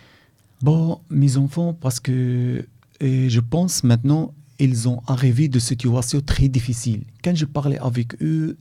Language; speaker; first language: French; non-native, learner; Arabic